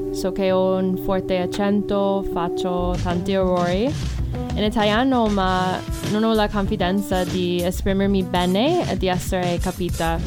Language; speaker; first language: Italian; non-native, fluent; English